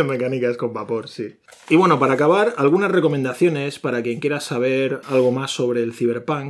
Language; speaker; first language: Spanish; native; Spanish